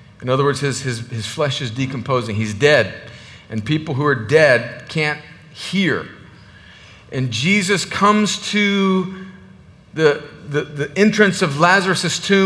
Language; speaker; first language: English; native; English